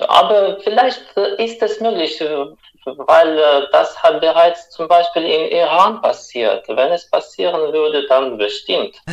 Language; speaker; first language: German; non-native, fluent; Russian